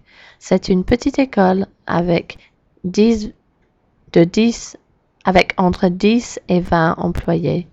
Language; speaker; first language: French; non-native, learner; English